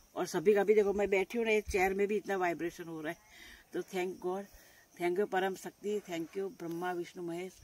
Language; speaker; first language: Hindi; non-native, local second language; Gujarati